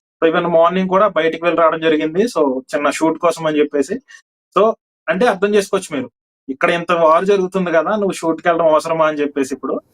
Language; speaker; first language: Telugu; native; Telugu